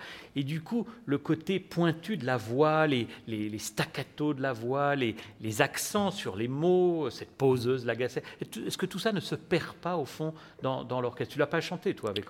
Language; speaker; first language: French; native; French